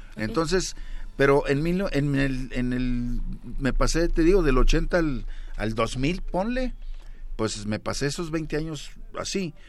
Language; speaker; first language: Spanish; native; Spanish